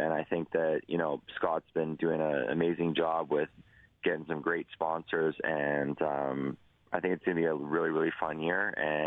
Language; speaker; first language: English; native; English